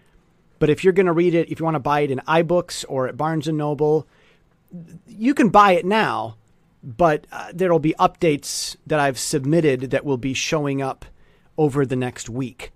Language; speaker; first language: English; native; English